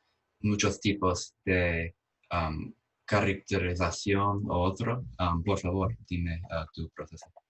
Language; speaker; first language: Spanish; non-native, fluent; English